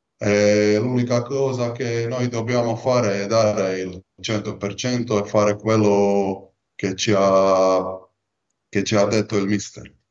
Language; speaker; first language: Italian; non-native, fluent; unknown